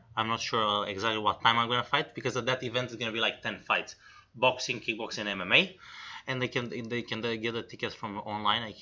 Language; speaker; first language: English; non-native, fluent; Romanian